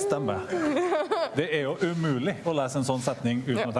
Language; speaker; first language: Norwegian; native; Norwegian